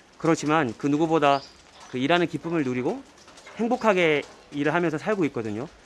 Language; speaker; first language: Korean; early bilingual, heritage; Korean